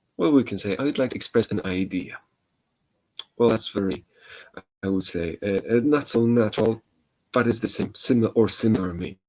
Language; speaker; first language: English; non-native, fluent; Polish